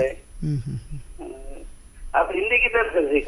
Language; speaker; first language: Hindi; non-native, local second language; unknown